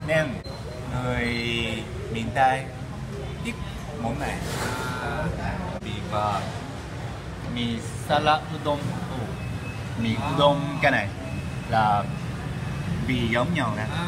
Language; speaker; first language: Vietnamese; non-native, learner; Japanese